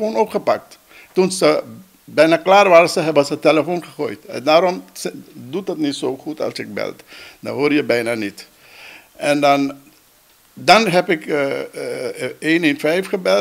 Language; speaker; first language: Dutch; non-native, local second language; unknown